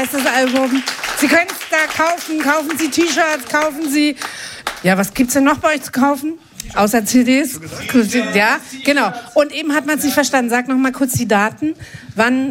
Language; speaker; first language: German; native; German